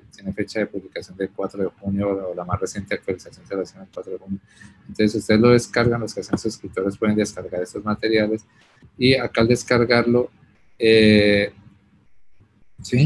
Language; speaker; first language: Spanish; native; Spanish